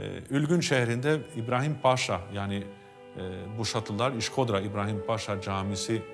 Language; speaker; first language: Turkish; non-native, fluent; Albanian